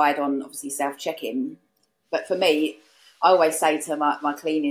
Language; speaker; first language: English; native; English